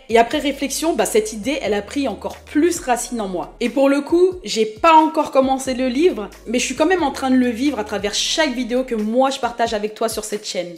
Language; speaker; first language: French; early bilingual, other home language; Haitian Creole